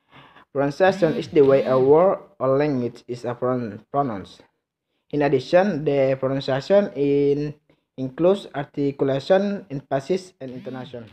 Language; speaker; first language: English; non-native, learner; Indonesian